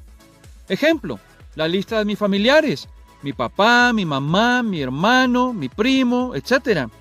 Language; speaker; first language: Spanish; native; Spanish